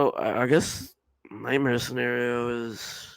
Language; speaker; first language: English; native; English